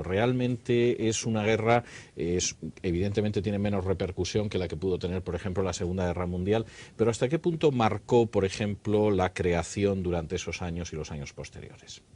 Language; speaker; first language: Spanish; native; Spanish